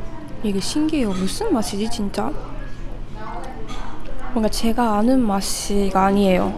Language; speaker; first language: Korean; non-native, fluent; Japanese